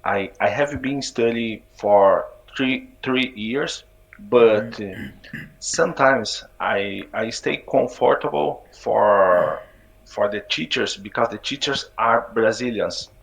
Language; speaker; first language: English; non-native, learner; Portuguese